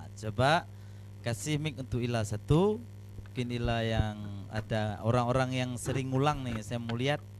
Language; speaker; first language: Malay; non-native, local second language; Achinese